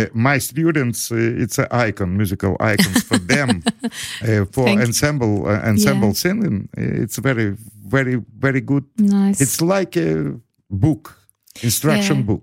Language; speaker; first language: English; non-native, learner; Ukrainian